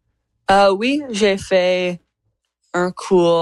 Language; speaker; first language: French; non-native, learner; English